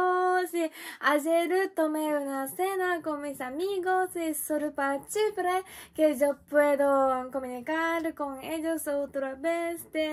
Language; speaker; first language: Spanish; non-native, learner; Japanese